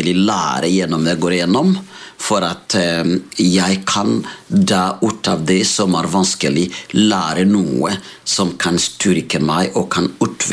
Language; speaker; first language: Norwegian; non-native, fluent; Rundi